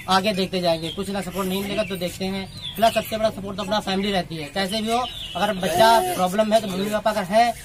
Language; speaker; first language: Hindi; native; Hindi